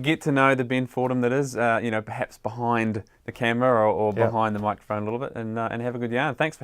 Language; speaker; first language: English; native; English